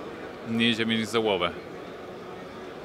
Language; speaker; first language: Polish; non-native, learner; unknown